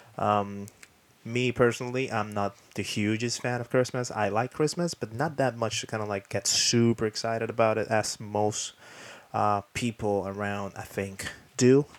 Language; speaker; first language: English; non-native, fluent; Spanish